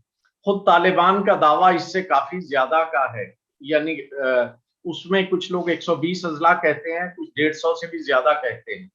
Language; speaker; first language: Urdu; native; Urdu